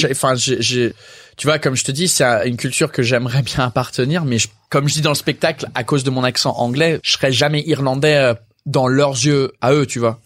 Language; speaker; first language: French; non-native, fluent; English